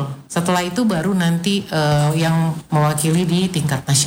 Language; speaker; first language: Indonesian; native; Indonesian